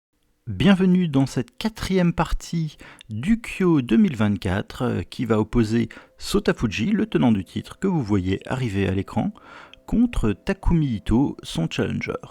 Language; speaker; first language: French; native; French